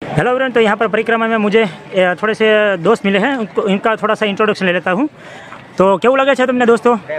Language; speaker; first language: Hindi; non-native, local second language; Gujarati